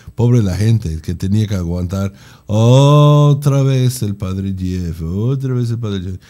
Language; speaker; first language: Spanish; non-native, fluent; English